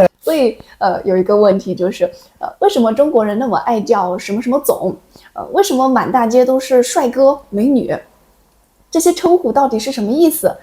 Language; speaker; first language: Chinese; native; Chinese